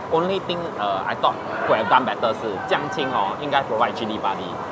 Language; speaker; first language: English; non-native, local second language; Chinese